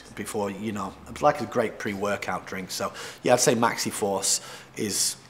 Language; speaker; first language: English; native; English